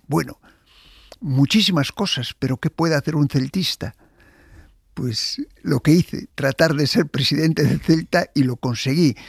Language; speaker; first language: Spanish; native; Spanish